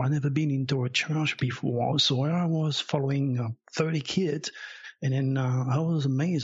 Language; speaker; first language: English; non-native, fluent; French